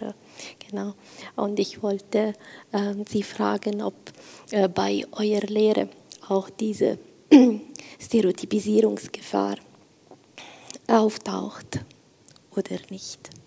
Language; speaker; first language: German; non-native, fluent; Italian